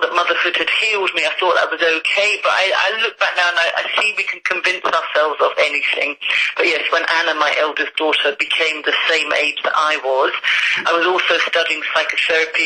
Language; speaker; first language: English; native; English